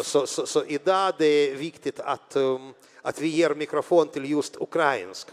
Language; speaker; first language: Swedish; non-native, fluent; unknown